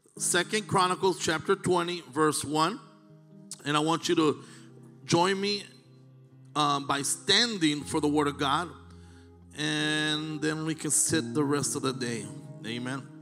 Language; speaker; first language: English; native; English